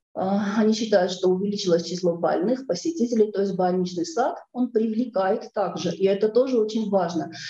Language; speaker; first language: Russian; non-native, local second language; Armenian